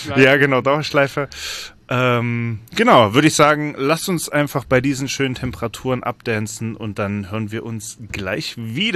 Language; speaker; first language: German; native; German